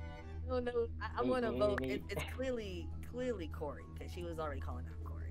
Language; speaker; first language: English; native; English